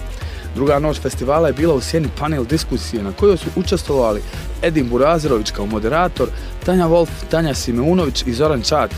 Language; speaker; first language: Croatian; native; Croatian